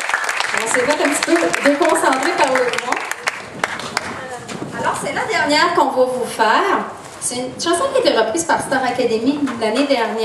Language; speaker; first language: French; native; French